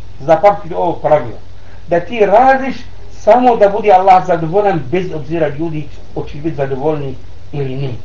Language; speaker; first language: Bosnian; non-native, learner; Arabic